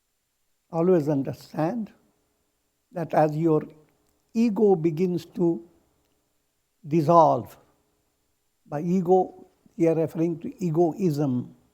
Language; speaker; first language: English; non-native, local second language; Hindi